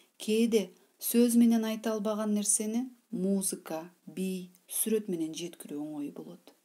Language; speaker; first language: Kyrgyz; non-native, local second language; Uzbek